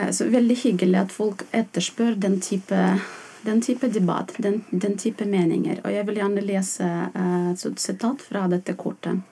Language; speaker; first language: Norwegian; non-native, fluent; Russian